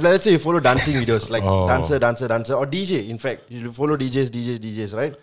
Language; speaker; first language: English; non-native, local second language; Tamil